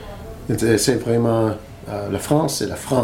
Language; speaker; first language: French; non-native, learner; English